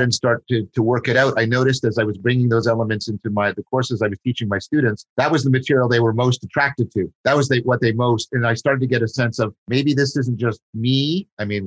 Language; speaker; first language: English; native; English